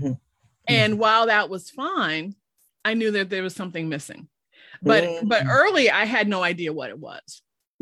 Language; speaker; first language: English; native; English